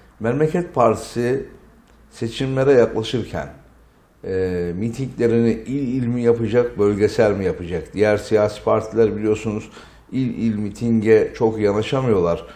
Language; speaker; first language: Turkish; native; Turkish